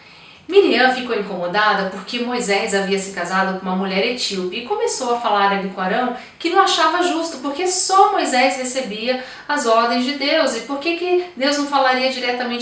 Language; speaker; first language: Portuguese; native; Portuguese